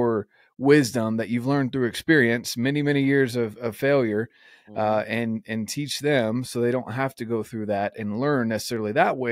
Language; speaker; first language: English; native; English